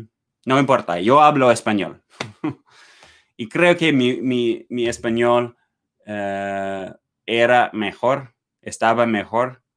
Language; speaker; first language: Spanish; non-native, learner; English